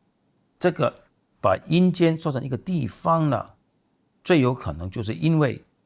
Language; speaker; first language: Chinese; native; Chinese